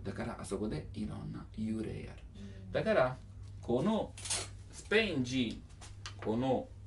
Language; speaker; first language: Japanese; non-native, learner; Italian